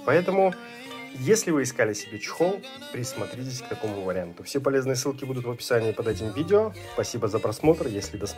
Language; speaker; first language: Russian; native; Russian